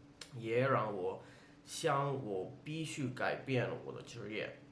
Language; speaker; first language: Chinese; non-native, fluent; English